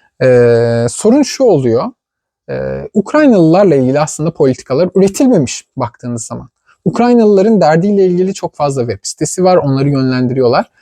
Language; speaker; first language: Turkish; native; Turkish